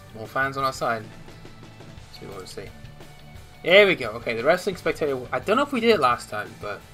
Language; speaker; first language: English; native; English